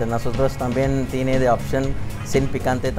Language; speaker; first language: Spanish; non-native, learner; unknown